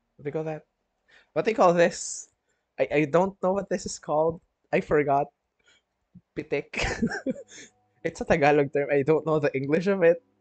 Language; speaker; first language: English; non-native, local second language; Filipino